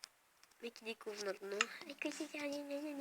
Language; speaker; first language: French; native; French